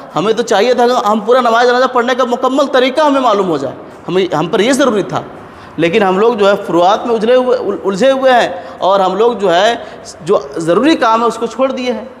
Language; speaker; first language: Urdu; native; Urdu